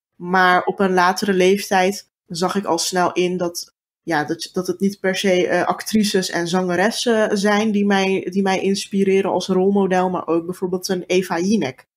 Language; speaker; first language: Dutch; early bilingual, other home language; Turkish